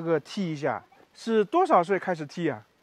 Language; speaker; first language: Chinese; native; Chinese